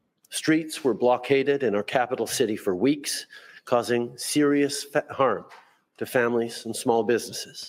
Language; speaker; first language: English; early bilingual, other home language; French